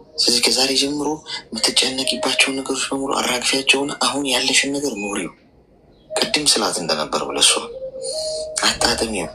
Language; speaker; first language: Amharic; native; Amharic